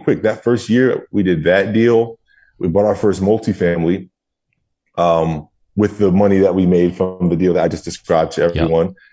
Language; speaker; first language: English; native; English